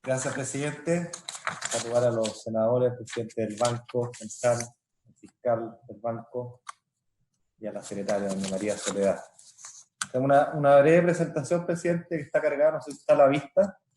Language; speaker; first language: Spanish; native; Spanish